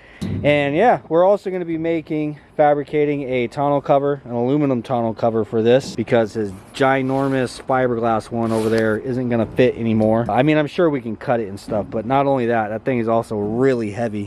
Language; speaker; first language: English; native; English